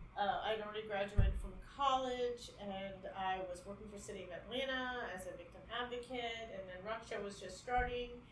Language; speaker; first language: English; native; English